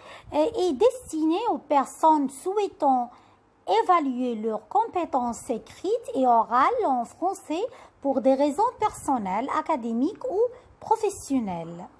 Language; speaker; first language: French; non-native, fluent; Arabic